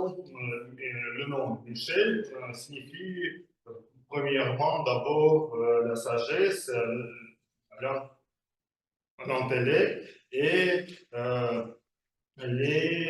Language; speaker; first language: French; non-native, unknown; Russian